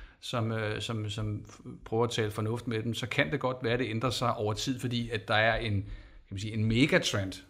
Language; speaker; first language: Danish; native; Danish